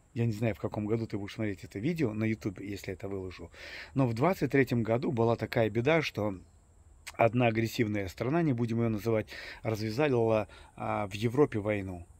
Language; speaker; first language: Russian; native; Russian